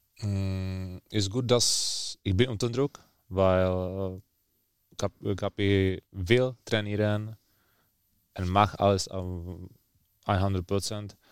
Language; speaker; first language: German; non-native, learner; Czech